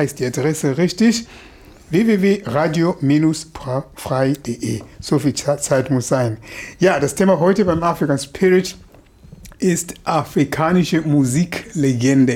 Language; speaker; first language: German; non-native, fluent; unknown